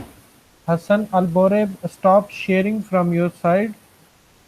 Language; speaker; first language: English; non-native, fluent; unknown